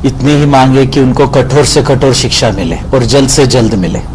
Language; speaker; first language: Hindi; non-native, local second language; Marathi